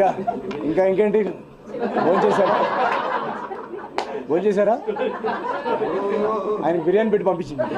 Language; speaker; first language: Telugu; native; Telugu